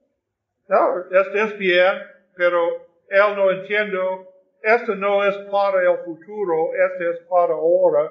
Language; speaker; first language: Spanish; non-native, fluent; English